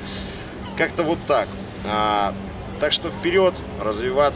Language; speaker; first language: Russian; native; Russian